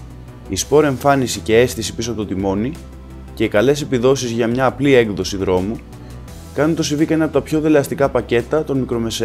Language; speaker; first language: Greek; native; Greek